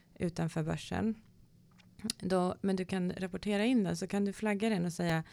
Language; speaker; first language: Swedish; native; Swedish